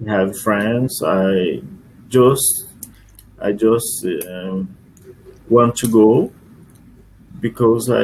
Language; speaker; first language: English; non-native, learner; Portuguese